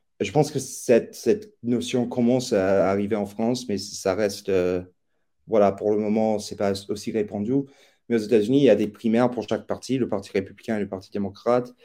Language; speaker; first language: French; non-native, fluent; English